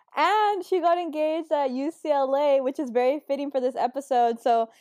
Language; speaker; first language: English; native; English